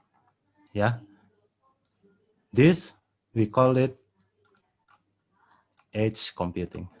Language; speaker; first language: English; non-native, fluent; Indonesian